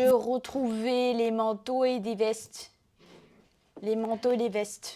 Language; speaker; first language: French; non-native, fluent; Russian